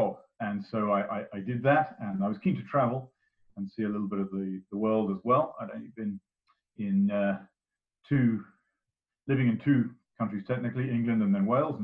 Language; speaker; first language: English; native; English